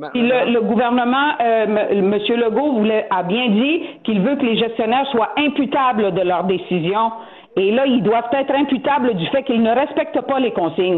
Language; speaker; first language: French; native; French